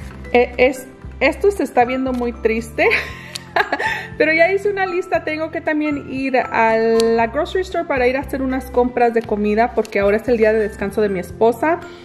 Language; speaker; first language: Spanish; early bilingual, heritage; Spanish